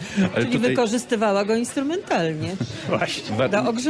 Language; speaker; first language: Polish; native; Polish